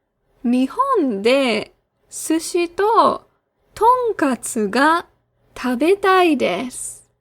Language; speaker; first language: Japanese; non-native, fluent; English